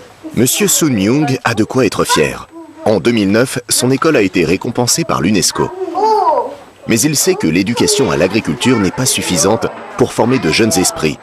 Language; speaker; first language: French; native; French